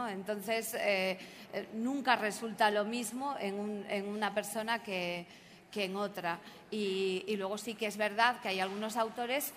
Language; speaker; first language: Spanish; native; Spanish